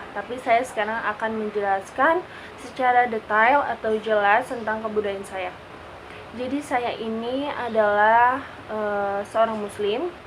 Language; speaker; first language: Indonesian; native; Indonesian